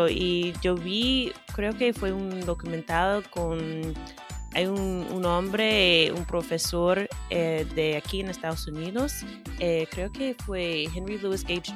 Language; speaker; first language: Spanish; non-native, fluent; English